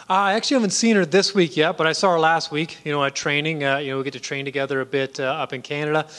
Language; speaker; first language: English; native; English